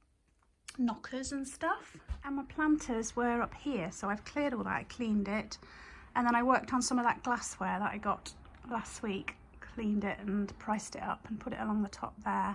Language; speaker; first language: English; native; English